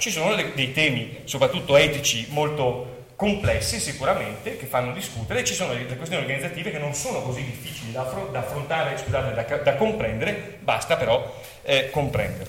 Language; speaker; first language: Italian; native; Italian